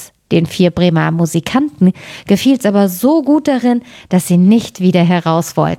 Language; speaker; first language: German; native; German